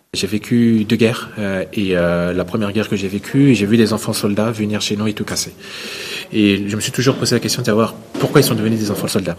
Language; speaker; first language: French; non-native, local second language; Sango